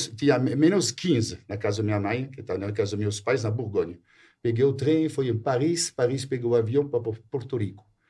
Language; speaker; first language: Portuguese; non-native, fluent; French